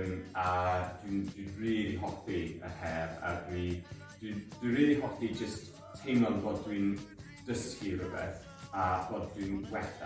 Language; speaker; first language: Welsh; non-native, learner; English